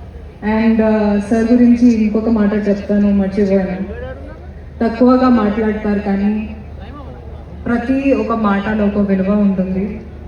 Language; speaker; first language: Telugu; non-native, fluent; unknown